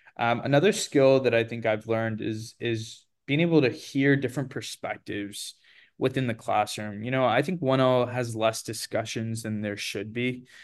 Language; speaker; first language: English; early bilingual, other home language; Portuguese